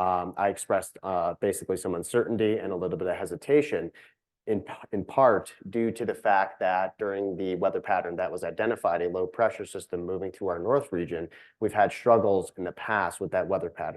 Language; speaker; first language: English; native; English